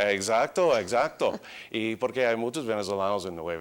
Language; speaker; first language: Spanish; early bilingual, heritage; English